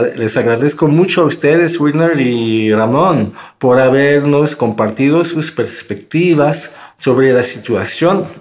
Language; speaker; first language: Spanish; non-native, fluent; French